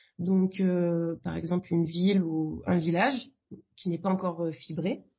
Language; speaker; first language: French; native; French